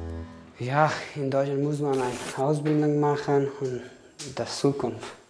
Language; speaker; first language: German; non-native, learner; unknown